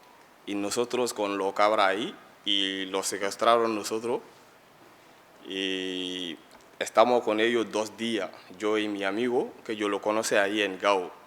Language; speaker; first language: Spanish; non-native, learner; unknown